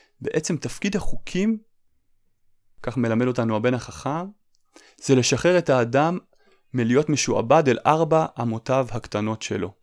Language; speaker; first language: Hebrew; native; Hebrew